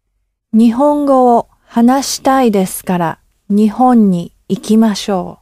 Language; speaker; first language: Japanese; non-native, learner; English